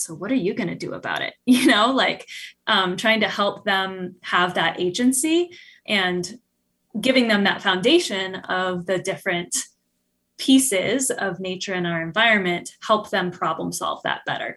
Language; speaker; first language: English; native; English